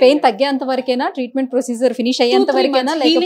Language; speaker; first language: Telugu; native; Telugu